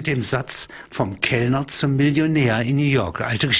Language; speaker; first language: German; native; German